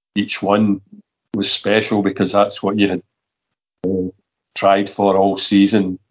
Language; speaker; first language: English; native; English